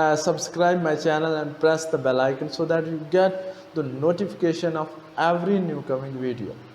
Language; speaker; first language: English; non-native, local second language; Urdu